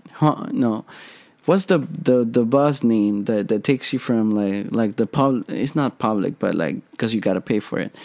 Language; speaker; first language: English; non-native, fluent; Spanish